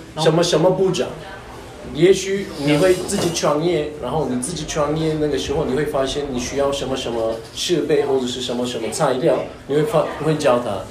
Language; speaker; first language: Chinese; non-native, fluent; Turkish